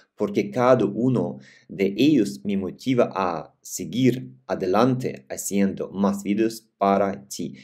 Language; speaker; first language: Spanish; non-native, fluent; Russian